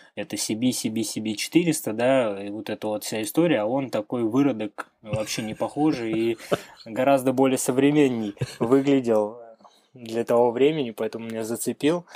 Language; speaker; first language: Russian; native; Russian